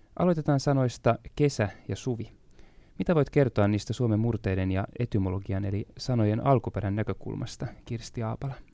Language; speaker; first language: Finnish; native; Finnish